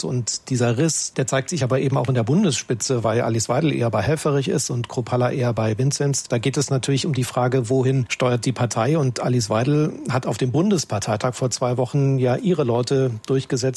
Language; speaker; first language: German; native; German